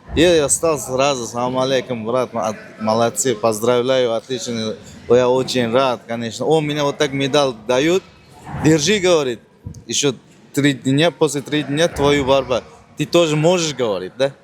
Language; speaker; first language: Russian; non-native, learner; Uzbek